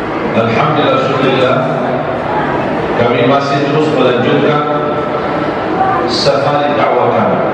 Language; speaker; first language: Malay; non-native, fluent; Arabic